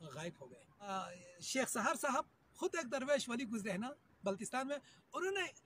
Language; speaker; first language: Urdu; native; Urdu